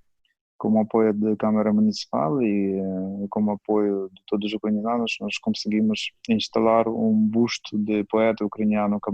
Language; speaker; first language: Portuguese; non-native, fluent; Ukrainian